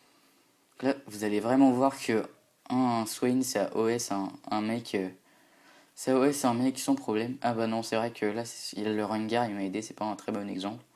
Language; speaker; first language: French; native; French